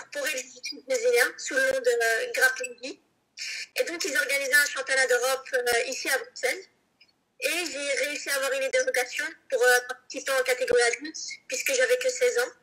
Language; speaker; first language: French; native; French